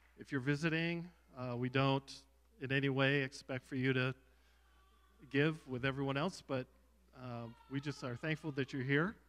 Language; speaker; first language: English; native; English